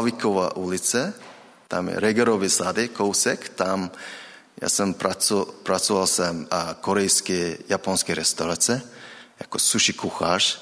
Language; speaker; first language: Czech; non-native, learner; Mongolian